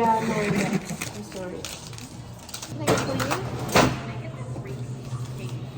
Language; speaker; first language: English; non-native, learner; Korean